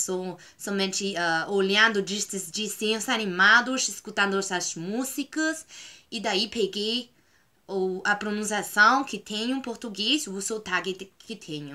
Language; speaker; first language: Portuguese; non-native, fluent; Spanish